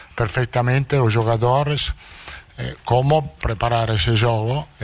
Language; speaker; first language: Portuguese; non-native, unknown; Italian